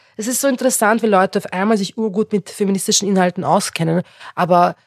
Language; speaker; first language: German; non-native, local second language; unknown